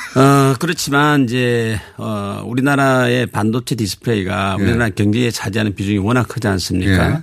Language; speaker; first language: Korean; native; Korean